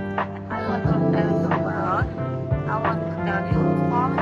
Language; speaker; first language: English; non-native, learner; Indonesian